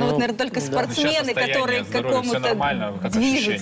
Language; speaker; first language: Russian; non-native, learner; Romanian